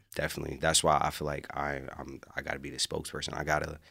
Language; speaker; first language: English; native; English